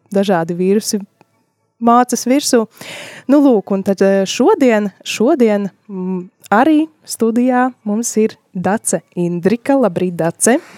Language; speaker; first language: Latvian; native; Latvian